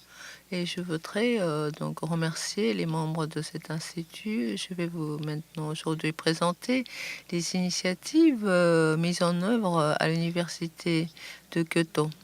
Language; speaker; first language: French; non-native, fluent; Japanese